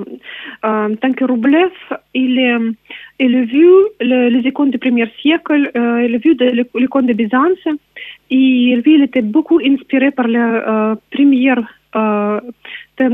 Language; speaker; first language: French; non-native, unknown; Russian